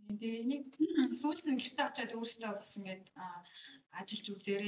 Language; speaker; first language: Mongolian; native; Mongolian